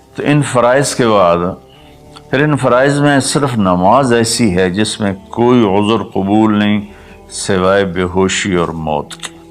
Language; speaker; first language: Urdu; non-native, local second language; Punjabi